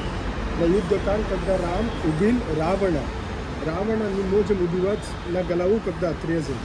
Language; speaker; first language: Russian; non-native, learner; Marathi